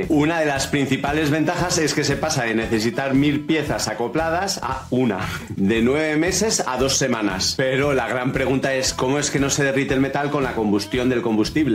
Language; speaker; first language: Spanish; native; Spanish